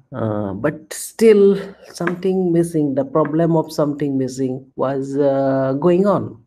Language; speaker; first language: English; non-native, local second language; Assamese